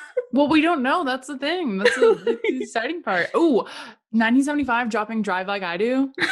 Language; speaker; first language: English; native; English